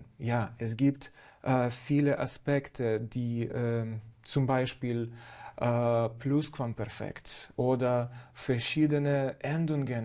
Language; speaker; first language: German; non-native, fluent; Ukrainian